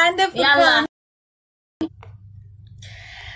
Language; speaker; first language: Turkish; native; Turkish